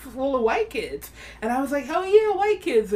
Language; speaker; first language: English; native; English